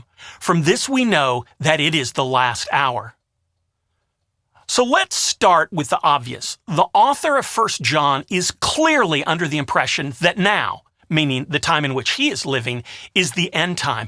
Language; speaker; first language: English; native; English